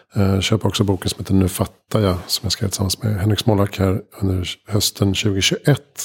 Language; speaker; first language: Swedish; native; Swedish